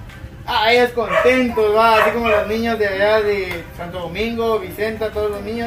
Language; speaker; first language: Spanish; native; Spanish